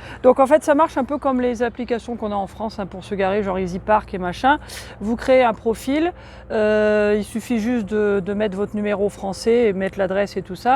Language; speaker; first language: French; native; French